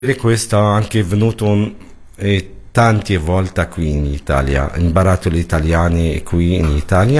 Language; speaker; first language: Italian; non-native, learner; Arabic